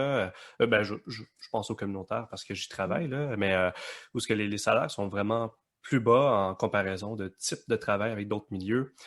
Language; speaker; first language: French; native; French